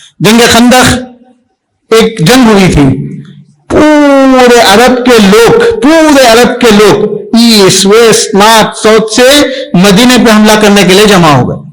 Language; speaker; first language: Urdu; native; Urdu